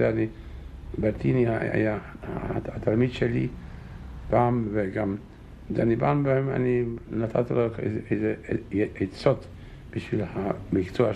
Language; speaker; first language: Hebrew; non-native, fluent; Czech